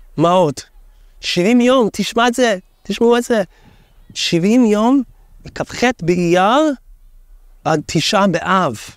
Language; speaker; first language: Hebrew; non-native, fluent; English